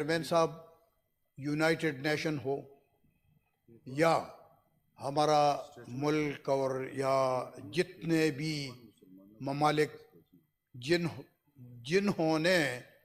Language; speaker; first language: Urdu; non-native, local second language; Pashto